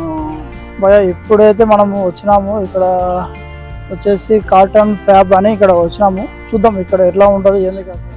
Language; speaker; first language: Telugu; native; Telugu